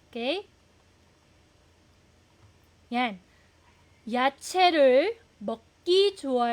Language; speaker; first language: Korean; non-native, fluent; Filipino